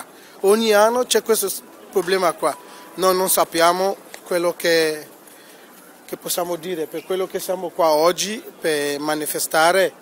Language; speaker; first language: Italian; non-native, fluent; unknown